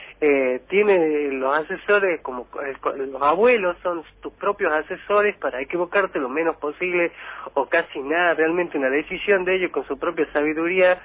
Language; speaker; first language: Spanish; native; Spanish